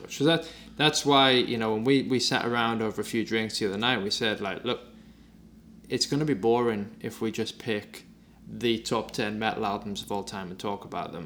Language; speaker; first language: English; native; English